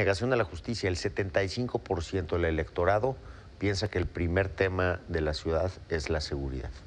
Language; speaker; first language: Spanish; native; Spanish